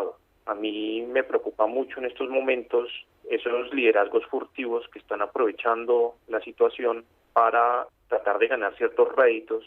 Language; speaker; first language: Spanish; native; Spanish